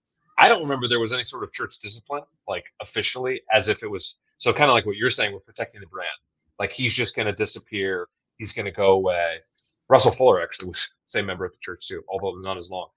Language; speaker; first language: English; native; English